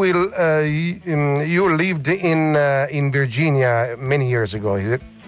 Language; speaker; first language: English; non-native, learner; Italian